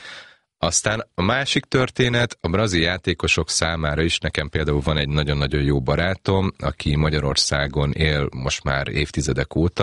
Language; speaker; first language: Hungarian; native; Hungarian